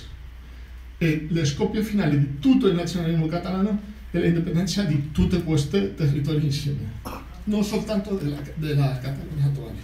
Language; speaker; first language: Italian; non-native, fluent; Catalan